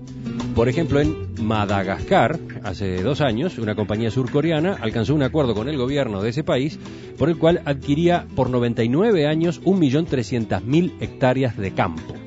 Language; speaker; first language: Spanish; native; Spanish